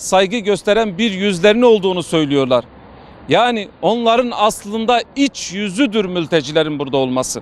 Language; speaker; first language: Turkish; non-native, local second language; Kurdish